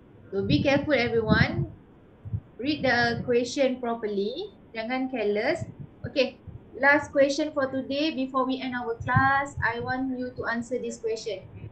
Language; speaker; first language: English; non-native, local second language; Malay